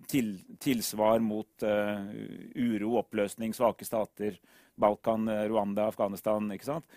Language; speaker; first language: Norwegian; native; Norwegian